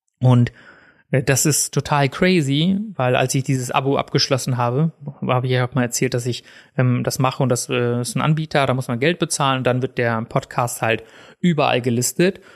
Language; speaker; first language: German; native; German